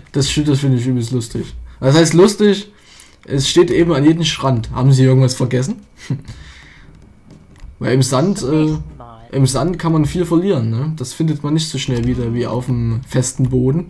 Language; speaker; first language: German; native; German